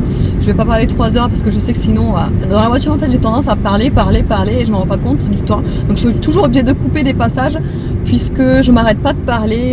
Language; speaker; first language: French; native; French